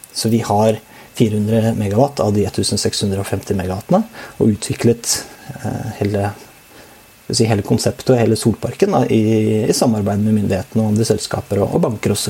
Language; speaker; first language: Norwegian; native; Norwegian